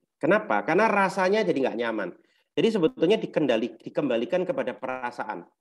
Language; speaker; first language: Indonesian; native; Indonesian